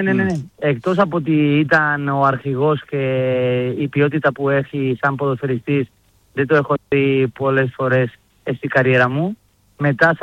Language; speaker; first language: Greek; non-native, learner; Spanish